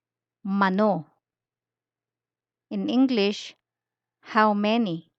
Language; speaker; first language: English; non-native, local second language; Filipino